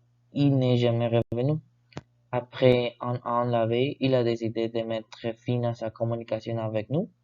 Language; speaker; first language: French; non-native, learner; Spanish